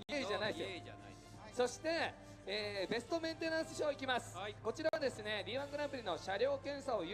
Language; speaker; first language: Japanese; native; Japanese